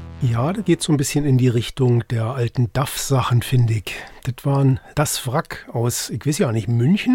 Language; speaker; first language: German; native; German